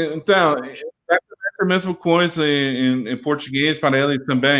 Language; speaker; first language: Portuguese; non-native, learner; English